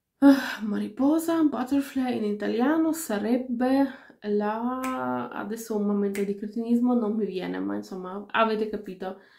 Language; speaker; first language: Italian; non-native, fluent; Finnish